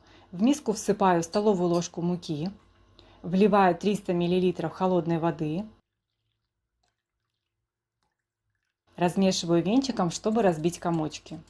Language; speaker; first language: Russian; native; Russian